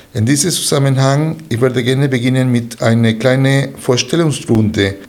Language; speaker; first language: German; non-native, fluent; Spanish